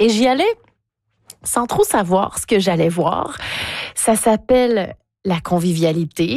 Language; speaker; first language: French; native; French